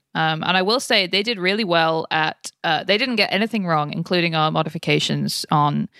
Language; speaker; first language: English; native; English